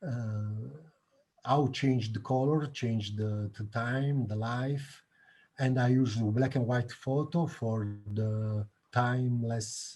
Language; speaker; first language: English; non-native, learner; Italian